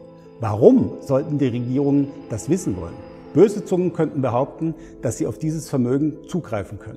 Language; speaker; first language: German; native; German